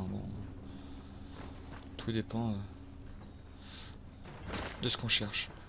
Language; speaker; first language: French; native; French